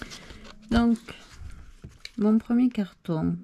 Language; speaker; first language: French; native; French